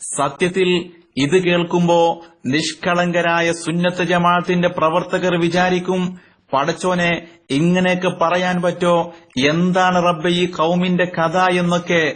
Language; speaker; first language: Malayalam; native; Malayalam